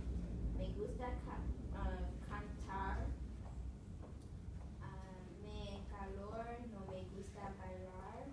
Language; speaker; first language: Spanish; non-native, learner; English